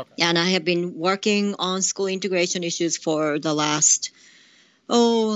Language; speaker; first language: English; non-native, fluent; Japanese